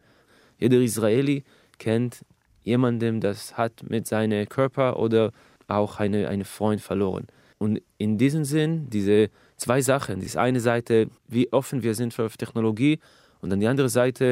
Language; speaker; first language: German; non-native, fluent; Hebrew